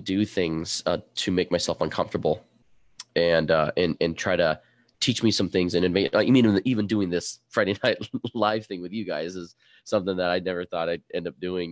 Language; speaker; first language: English; early bilingual, other home language; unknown